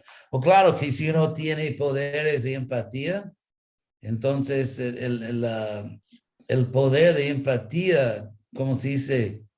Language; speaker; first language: Spanish; non-native, fluent; English